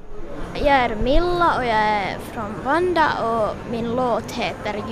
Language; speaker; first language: Swedish; non-native, local second language; Finnish